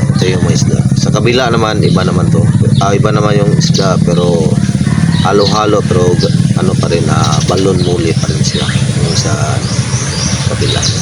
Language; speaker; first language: Filipino; non-native, local second language; Cebuano